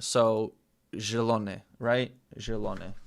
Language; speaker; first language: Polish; non-native, learner; English